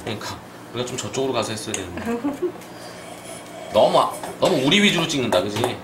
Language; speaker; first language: Korean; native; Korean